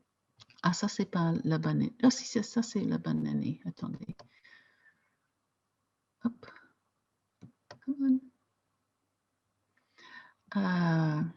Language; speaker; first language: French; non-native, fluent; English